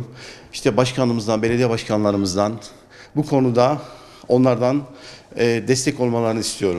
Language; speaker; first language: Turkish; native; Turkish